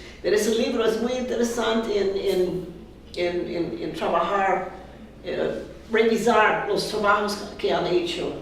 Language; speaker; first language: Spanish; non-native, fluent; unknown